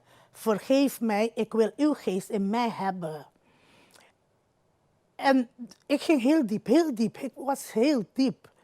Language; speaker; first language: Dutch; non-native, local second language; Papiamento